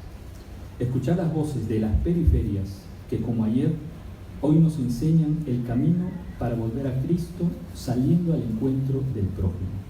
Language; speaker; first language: Spanish; native; Spanish